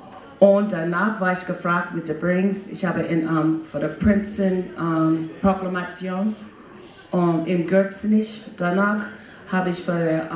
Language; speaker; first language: German; non-native, fluent; English